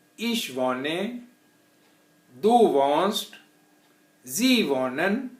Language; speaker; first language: German; non-native, fluent; Hindi